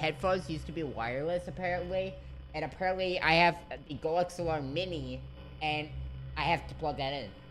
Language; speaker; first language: English; native; English